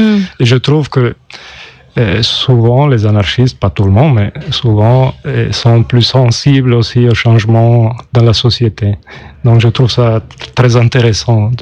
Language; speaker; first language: French; non-native, local second language; German